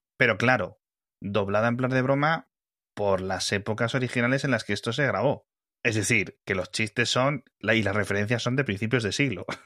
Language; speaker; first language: Spanish; native; Spanish